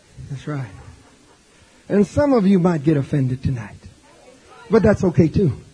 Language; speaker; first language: English; native; English